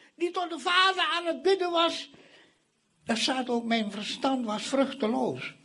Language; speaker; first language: Dutch; non-native, fluent; Indonesian